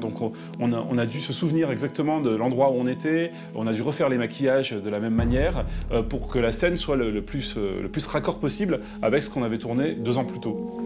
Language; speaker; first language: French; native; French